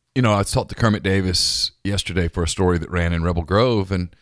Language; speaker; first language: English; native; English